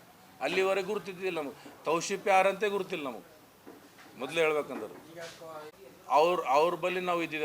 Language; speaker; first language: Kannada; native; Kannada